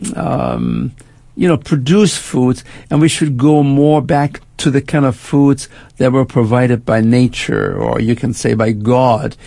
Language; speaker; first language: English; non-native, fluent; German